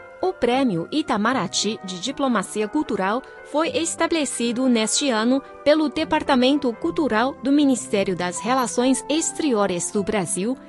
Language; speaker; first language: Portuguese; non-native, fluent; Chinese